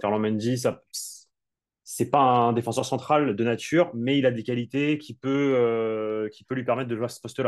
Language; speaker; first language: French; native; French